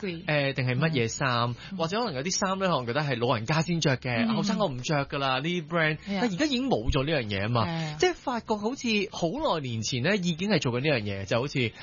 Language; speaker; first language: Cantonese; native; Cantonese